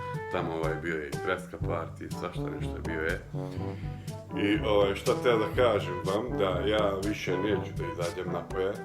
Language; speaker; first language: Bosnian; non-native, local second language; Hungarian